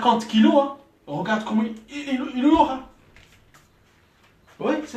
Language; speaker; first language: French; non-native, learner; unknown